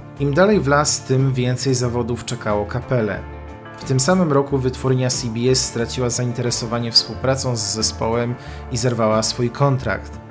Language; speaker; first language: Polish; native; Polish